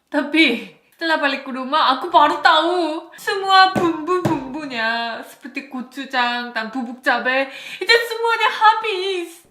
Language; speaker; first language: Indonesian; non-native, fluent; Korean